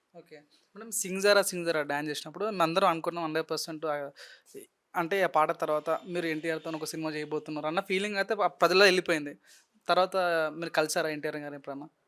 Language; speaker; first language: Telugu; native; Telugu